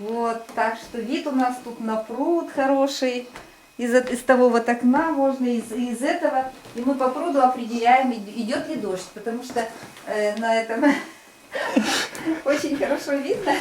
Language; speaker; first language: Russian; native; Russian